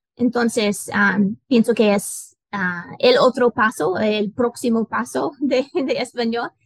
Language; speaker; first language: Spanish; non-native, learner; English